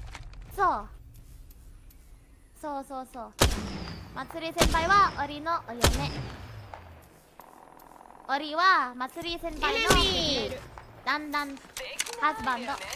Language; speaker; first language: Japanese; non-native, fluent; English